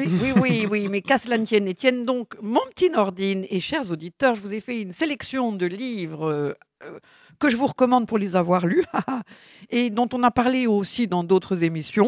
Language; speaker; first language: French; native; French